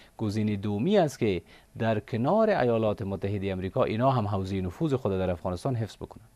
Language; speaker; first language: Persian; native; Persian